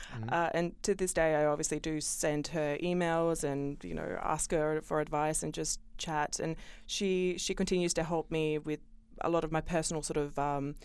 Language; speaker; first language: English; early bilingual, other home language; Bosnian